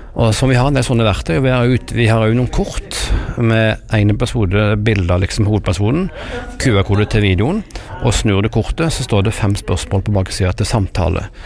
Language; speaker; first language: Norwegian; native; Norwegian